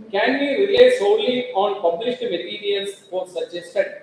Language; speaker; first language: English; non-native, local second language; Malayalam